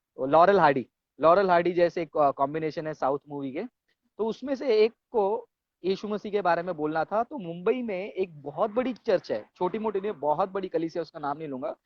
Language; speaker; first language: Hindi; non-native, local second language; Tamil